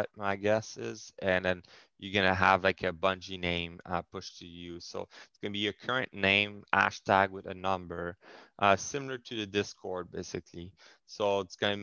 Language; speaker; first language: English; non-native, fluent; French